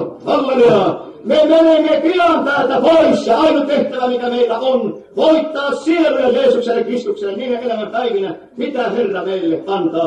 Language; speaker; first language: Finnish; native; Finnish